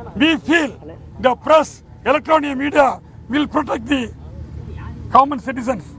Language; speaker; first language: English; non-native, local second language; Tamil